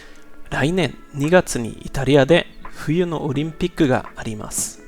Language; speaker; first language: Japanese; non-native, learner; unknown